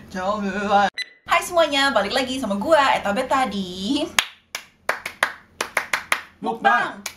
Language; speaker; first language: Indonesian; native; Indonesian